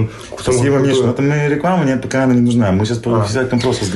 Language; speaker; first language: Russian; native; Russian